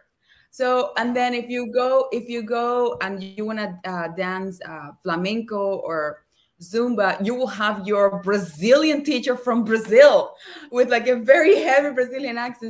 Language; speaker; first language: English; non-native, fluent; Spanish